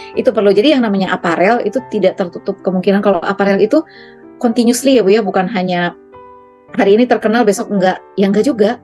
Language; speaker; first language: Indonesian; native; Indonesian